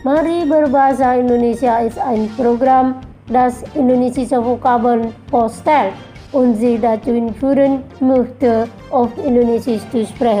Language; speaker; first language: German; non-native, fluent; Indonesian